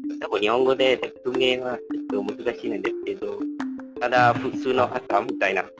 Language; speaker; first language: Japanese; non-native, learner; Malay